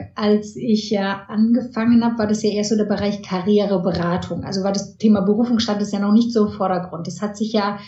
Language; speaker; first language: German; early bilingual, heritage; German